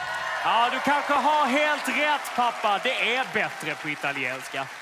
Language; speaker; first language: Swedish; native; Swedish